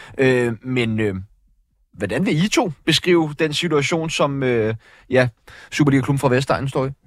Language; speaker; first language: Danish; native; Danish